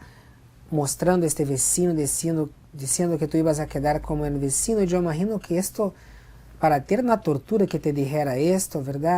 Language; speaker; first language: Spanish; non-native, fluent; Portuguese